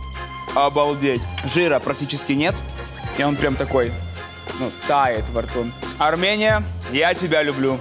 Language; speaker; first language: Russian; native; Russian